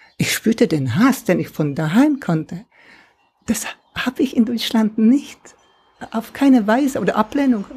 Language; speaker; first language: German; non-native, fluent; Czech